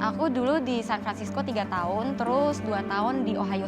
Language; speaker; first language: Indonesian; native; Indonesian